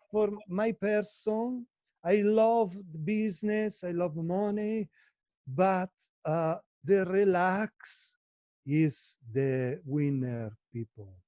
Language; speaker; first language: English; non-native, learner; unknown